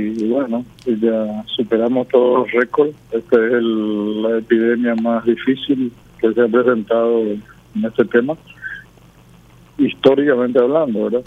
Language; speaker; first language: Spanish; native; Spanish